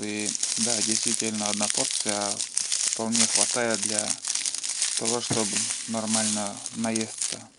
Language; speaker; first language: Russian; native; Russian